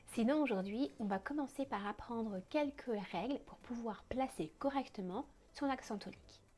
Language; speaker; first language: French; native; French